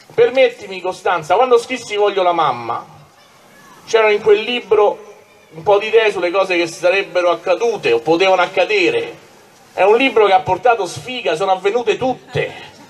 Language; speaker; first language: Italian; native; Italian